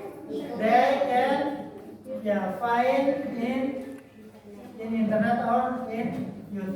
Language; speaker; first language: English; non-native, fluent; Indonesian